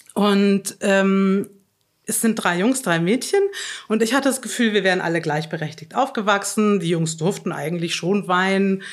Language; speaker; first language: German; native; German